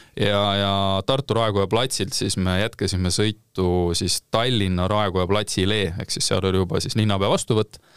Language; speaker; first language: Estonian; native; Estonian